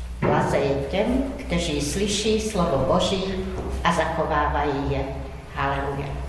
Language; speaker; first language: Czech; native; Czech